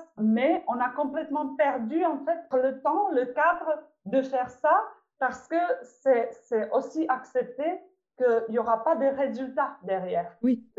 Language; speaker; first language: French; non-native, fluent; Czech